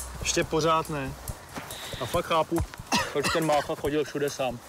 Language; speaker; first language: Czech; native; Czech